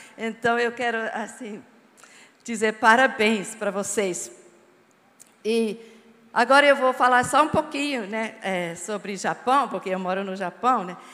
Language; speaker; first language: Portuguese; non-native, fluent; English